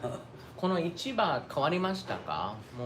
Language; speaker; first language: Japanese; non-native, fluent; English